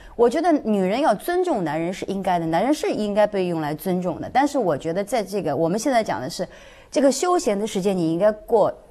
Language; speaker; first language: Chinese; native; Chinese